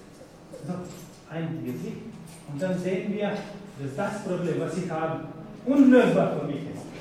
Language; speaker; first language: German; non-native, fluent; Croatian